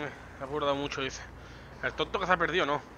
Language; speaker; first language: Spanish; native; Spanish